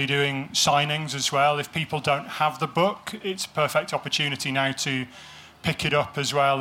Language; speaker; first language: English; native; English